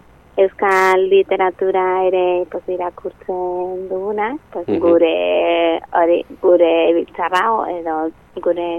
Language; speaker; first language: Basque; non-native, local second language; Spanish